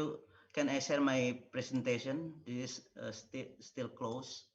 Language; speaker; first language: English; non-native, learner; Indonesian